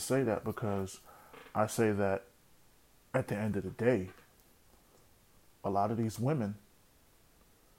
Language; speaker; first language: English; native; English